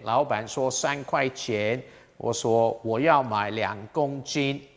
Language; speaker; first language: Chinese; non-native, fluent; English